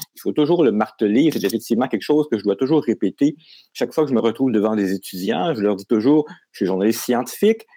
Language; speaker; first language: French; native; French